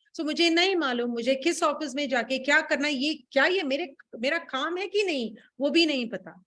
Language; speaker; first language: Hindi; non-native, local second language; Tamil